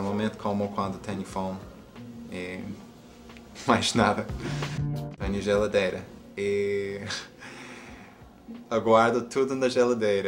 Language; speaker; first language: Portuguese; non-native, fluent; English